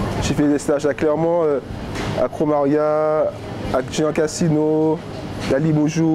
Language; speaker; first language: French; native; French